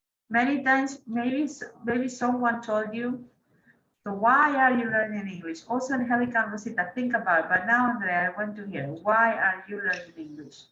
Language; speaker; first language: English; non-native, fluent; Spanish